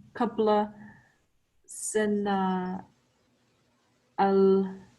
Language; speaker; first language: Arabic; non-native, learner; English